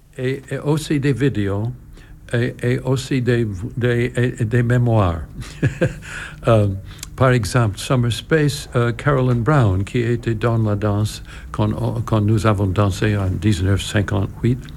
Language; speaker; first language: French; non-native, learner; English